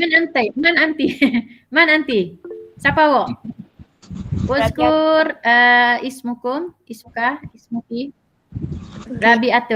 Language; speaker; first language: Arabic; non-native, fluent; Malay